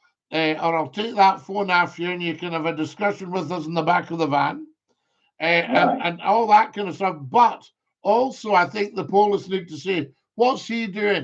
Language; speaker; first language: English; native; English